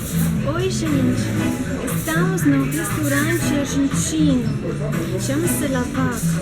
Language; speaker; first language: Portuguese; non-native, learner; Russian